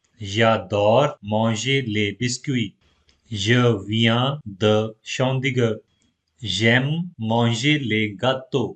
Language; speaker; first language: French; non-native, fluent; Hindi